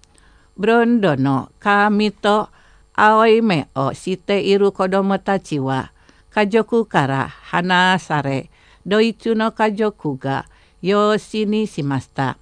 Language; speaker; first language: Japanese; non-native, fluent; Indonesian